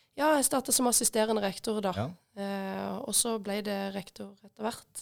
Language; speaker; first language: Norwegian; native; Norwegian